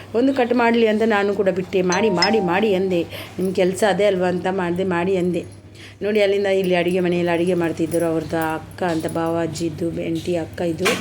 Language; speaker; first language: Kannada; native; Kannada